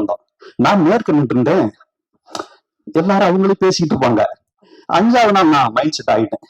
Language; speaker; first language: Tamil; native; Tamil